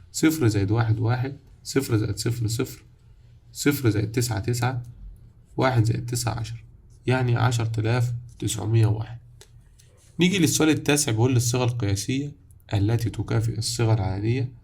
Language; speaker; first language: Arabic; native; Arabic